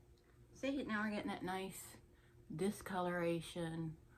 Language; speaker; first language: English; native; English